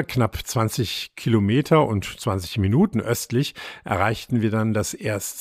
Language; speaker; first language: German; native; German